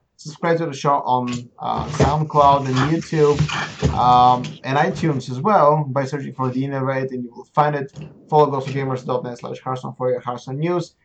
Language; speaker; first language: English; non-native, fluent; Bulgarian